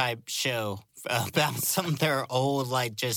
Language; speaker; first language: English; native; English